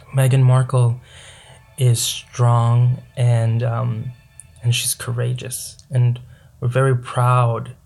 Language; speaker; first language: English; native; English